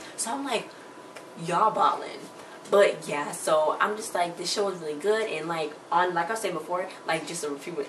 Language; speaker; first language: English; native; English